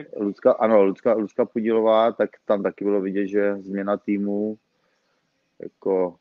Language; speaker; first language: Czech; native; Czech